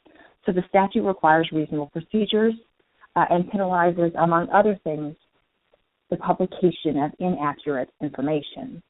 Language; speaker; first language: English; native; English